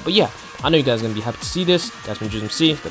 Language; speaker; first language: English; native; English